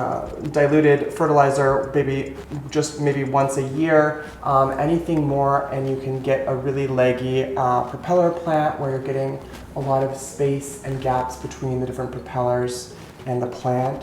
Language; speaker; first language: English; native; English